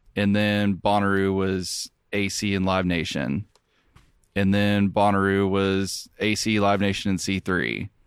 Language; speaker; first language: English; native; English